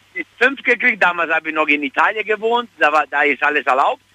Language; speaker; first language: German; non-native, fluent; Italian